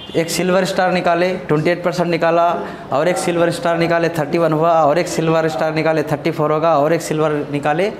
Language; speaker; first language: Hindi; non-native, local second language; Telugu